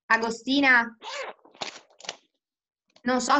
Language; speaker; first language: Italian; native; Italian